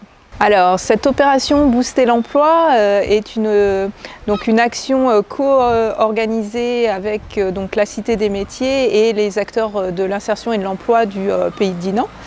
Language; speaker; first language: French; native; French